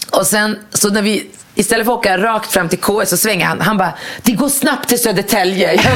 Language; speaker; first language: Swedish; early bilingual, other home language; Arabic